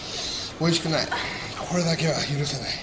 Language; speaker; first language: Japanese; non-native, fluent; English